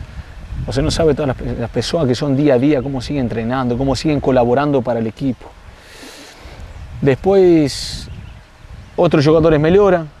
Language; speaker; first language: Portuguese; non-native, fluent; Spanish